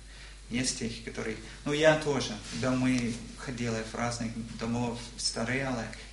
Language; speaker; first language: Russian; non-native, learner; English